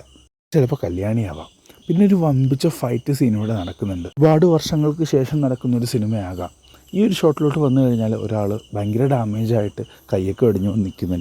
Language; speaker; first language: Malayalam; native; Malayalam